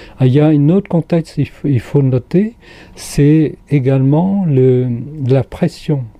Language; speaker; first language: French; non-native, fluent; Khmer